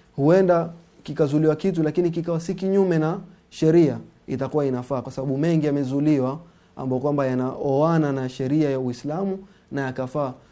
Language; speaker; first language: Swahili; native; Swahili